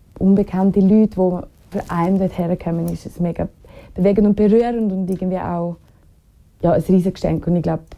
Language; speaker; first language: German; native; German